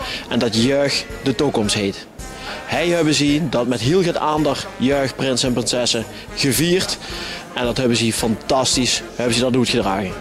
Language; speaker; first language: Dutch; non-native, local second language; Limburgish